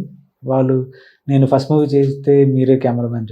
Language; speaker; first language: Telugu; non-native, learner; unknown